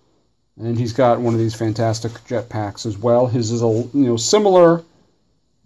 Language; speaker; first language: English; native; English